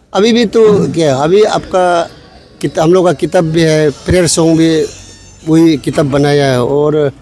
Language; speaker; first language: Hindi; non-native, local second language; Nyishi